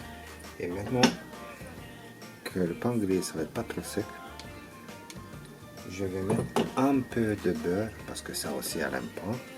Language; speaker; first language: French; non-native, learner; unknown